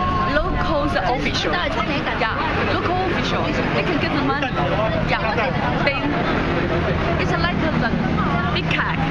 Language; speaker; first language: English; non-native, learner; Chinese